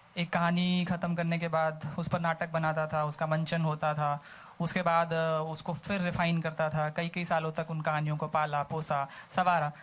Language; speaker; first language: Hindi; native; Hindi